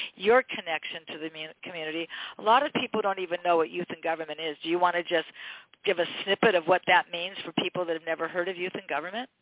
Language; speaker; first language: English; native; English